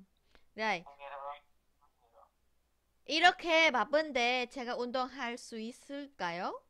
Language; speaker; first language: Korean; non-native, fluent; Vietnamese